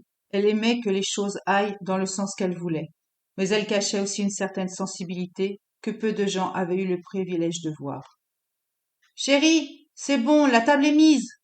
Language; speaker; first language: French; native; French